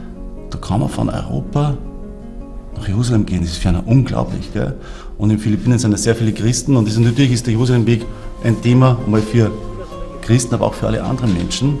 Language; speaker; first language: German; native; German